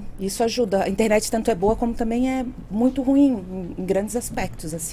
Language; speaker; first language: Portuguese; native; Portuguese